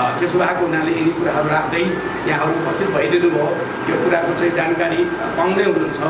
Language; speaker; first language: Nepali; native; Nepali